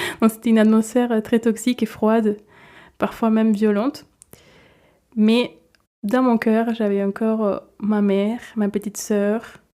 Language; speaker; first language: French; non-native, fluent; Spanish